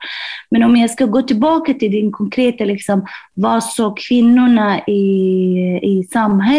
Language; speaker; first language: Swedish; non-native, fluent; Arabic